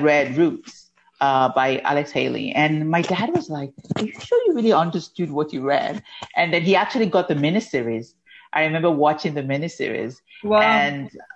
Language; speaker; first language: English; non-native, local second language; Yoruba